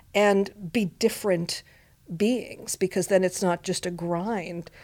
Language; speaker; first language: English; native; English